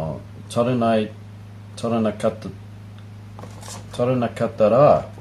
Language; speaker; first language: Japanese; non-native, learner; English